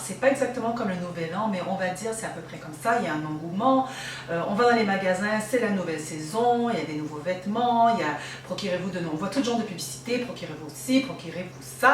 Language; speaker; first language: French; native; French